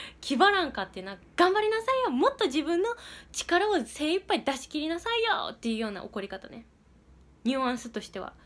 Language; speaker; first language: Japanese; native; Japanese